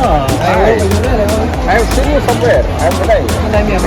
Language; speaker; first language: English; non-native, local second language; Kannada